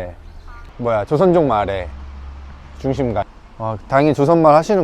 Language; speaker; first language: Korean; native; Korean